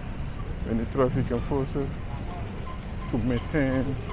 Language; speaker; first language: English; non-native, fluent; French